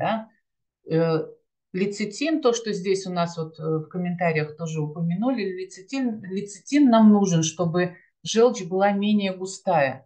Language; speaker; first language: Russian; native; Russian